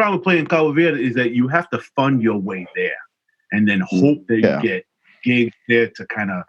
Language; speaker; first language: English; non-native, fluent; Kabuverdianu